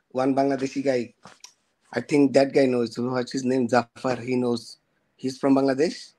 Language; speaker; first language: Hindi; non-native, learner; Bangla